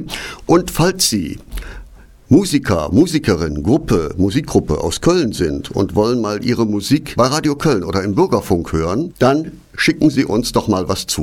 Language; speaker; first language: German; native; German